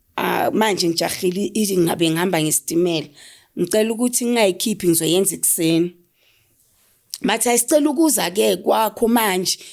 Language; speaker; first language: Zulu; native; Zulu